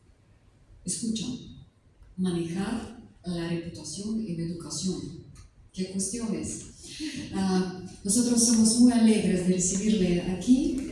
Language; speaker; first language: Spanish; non-native, fluent; Russian